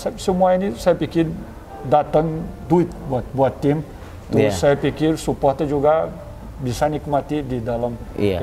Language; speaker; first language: Indonesian; non-native, fluent; Portuguese